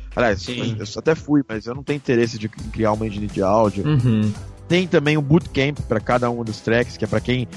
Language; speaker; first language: Portuguese; native; Portuguese